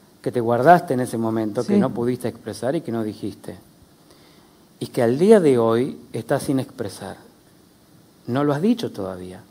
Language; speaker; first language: Spanish; native; Spanish